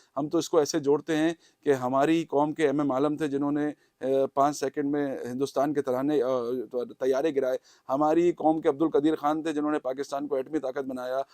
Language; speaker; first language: Urdu; native; Urdu